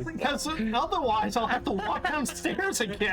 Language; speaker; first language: English; native; English